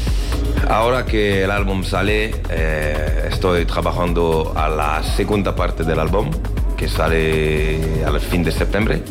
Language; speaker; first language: Spanish; non-native, learner; French